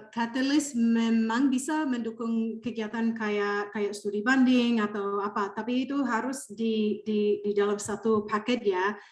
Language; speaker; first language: Indonesian; non-native, fluent; English